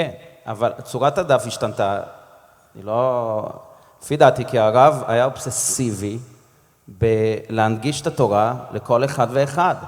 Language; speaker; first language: Hebrew; non-native, fluent; English